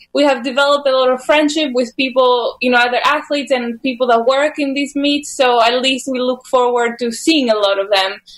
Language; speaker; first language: English; non-native, fluent; Greek